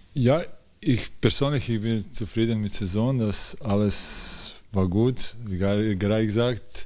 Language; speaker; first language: German; non-native, learner; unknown